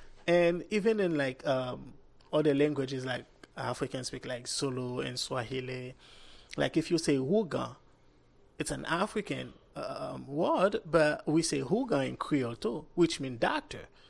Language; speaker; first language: English; non-native, fluent; Haitian Creole